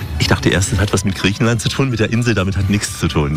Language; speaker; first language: German; native; German